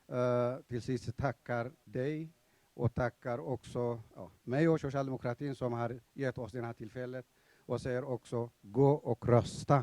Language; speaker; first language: Swedish; non-native, fluent; Tigrinya